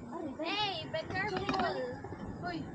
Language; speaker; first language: English; non-native, local second language; Cebuano